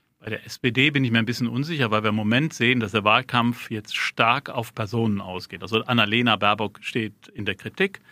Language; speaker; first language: German; native; German